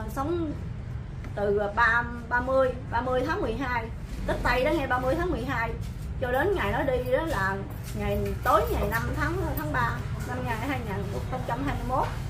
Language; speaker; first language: Vietnamese; native; Vietnamese